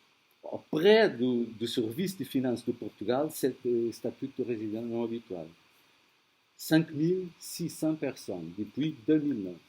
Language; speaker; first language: French; non-native, fluent; Portuguese